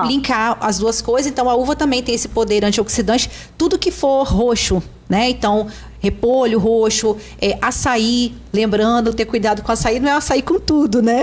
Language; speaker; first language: Portuguese; native; Portuguese